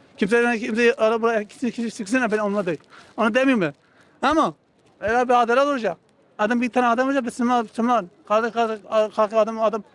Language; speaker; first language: Turkish; non-native, local second language; Kurdish